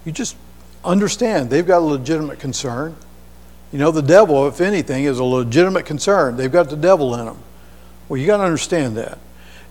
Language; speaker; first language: English; native; English